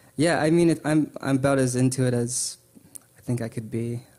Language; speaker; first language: English; native; English